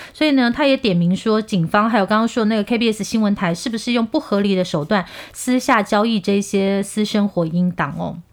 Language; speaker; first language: Chinese; non-native, fluent; Korean